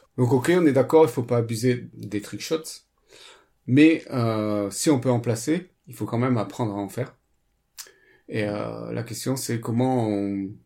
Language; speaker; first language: French; native; French